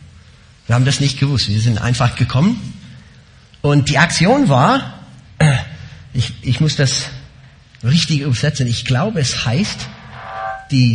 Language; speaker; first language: German; non-native, fluent; English